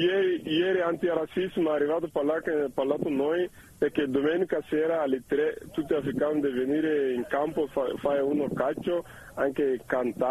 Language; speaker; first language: Italian; non-native, learner; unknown